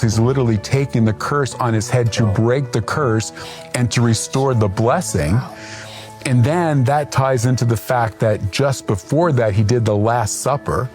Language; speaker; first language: English; native; English